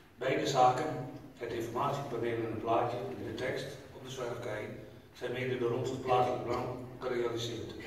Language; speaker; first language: Dutch; native; Dutch